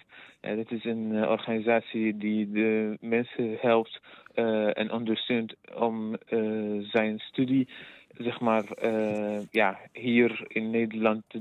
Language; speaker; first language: Dutch; non-native, fluent; Arabic